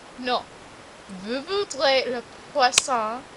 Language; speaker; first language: French; non-native, learner; English